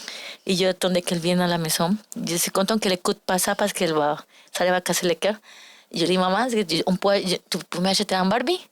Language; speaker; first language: French; non-native, learner; Spanish